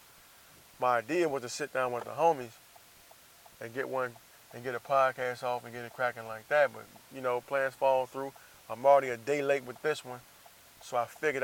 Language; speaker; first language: English; native; English